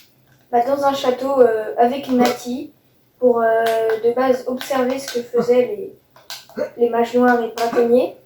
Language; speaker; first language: French; native; French